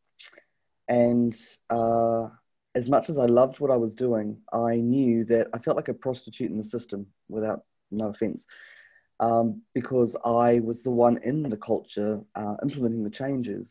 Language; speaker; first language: English; native; English